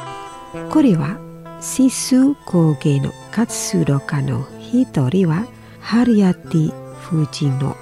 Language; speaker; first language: Japanese; non-native, learner; Indonesian